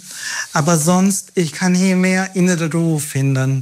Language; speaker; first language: German; non-native, learner; Turkish